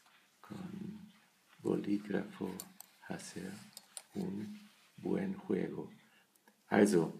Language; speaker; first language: Spanish; non-native, learner; German